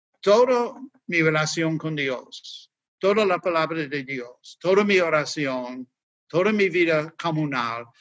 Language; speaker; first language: Spanish; non-native, fluent; English